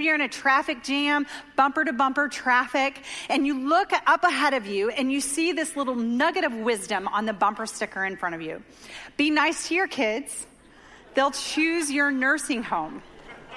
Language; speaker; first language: English; native; English